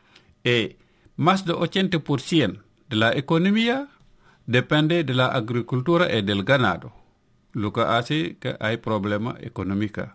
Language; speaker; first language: Spanish; non-native, local second language; Wolof